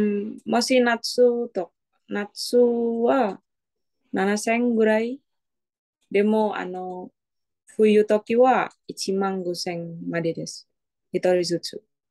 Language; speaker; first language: Japanese; non-native, learner; Indonesian